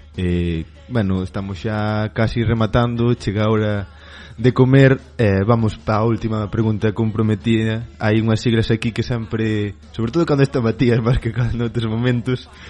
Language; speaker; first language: Galician; native; Galician